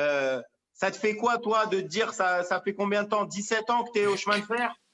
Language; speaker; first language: French; native; French